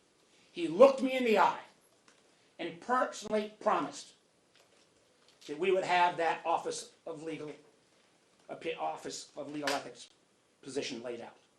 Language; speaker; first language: English; native; English